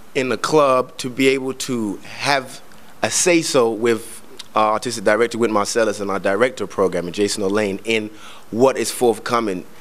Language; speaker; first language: English; native; English